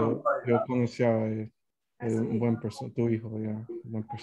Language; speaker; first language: Spanish; non-native, learner; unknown